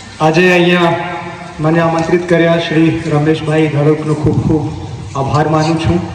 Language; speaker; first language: Gujarati; non-native, local second language; Hindi